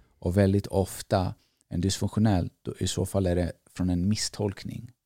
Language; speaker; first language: Swedish; early bilingual, other home language; Greek